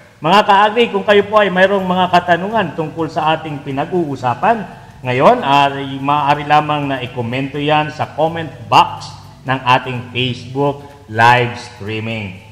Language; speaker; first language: Filipino; non-native, local second language; Bikol